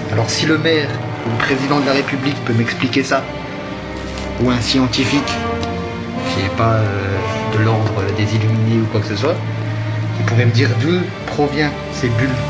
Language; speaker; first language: French; native; French